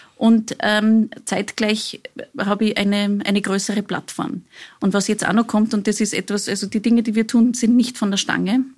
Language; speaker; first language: German; native; German